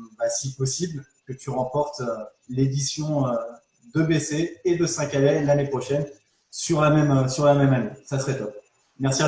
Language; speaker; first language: French; native; French